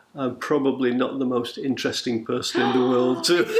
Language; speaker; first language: English; native; English